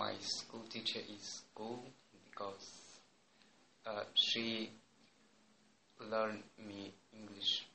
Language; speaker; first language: English; non-native, learner; Russian